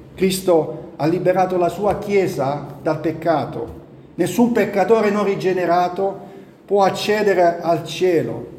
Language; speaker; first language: Italian; native; Italian